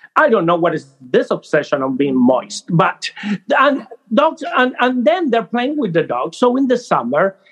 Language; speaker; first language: English; non-native, fluent; Spanish